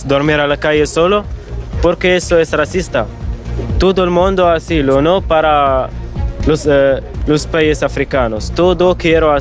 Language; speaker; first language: Spanish; non-native, learner; Arabic